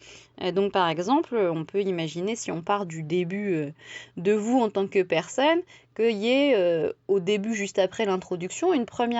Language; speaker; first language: French; native; French